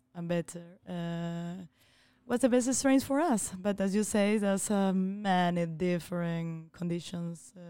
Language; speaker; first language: English; non-native, fluent; Spanish